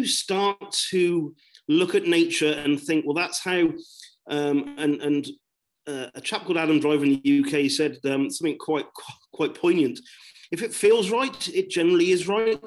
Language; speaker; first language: English; native; English